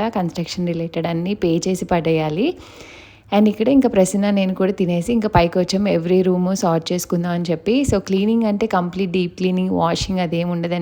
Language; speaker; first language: Telugu; native; Telugu